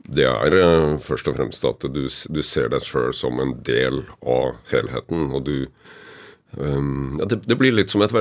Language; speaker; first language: Norwegian; native; Norwegian